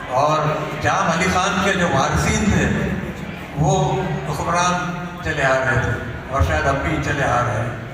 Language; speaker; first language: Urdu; non-native, local second language; Baluchi